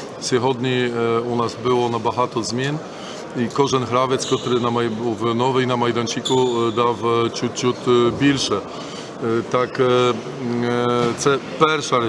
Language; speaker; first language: Ukrainian; non-native, learner; Polish